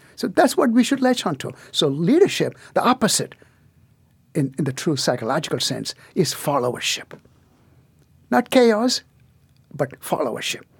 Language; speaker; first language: English; non-native, local second language; Tamil